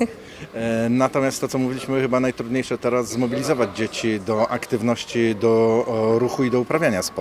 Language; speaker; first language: Polish; native; Polish